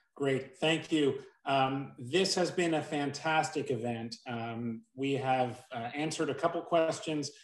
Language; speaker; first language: English; native; English